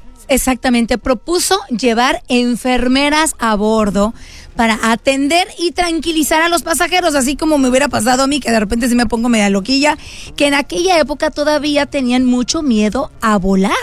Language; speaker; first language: Spanish; native; Spanish